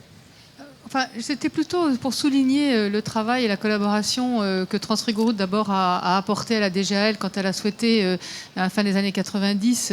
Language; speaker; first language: French; native; French